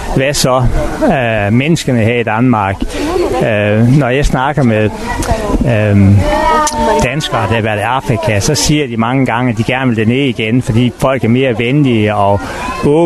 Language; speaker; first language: Danish; native; Danish